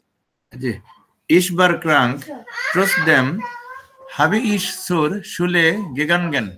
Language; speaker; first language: German; non-native, learner; Bangla